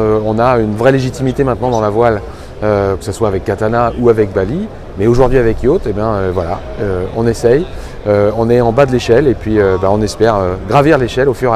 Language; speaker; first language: French; native; French